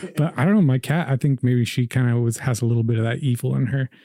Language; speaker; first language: English; native; English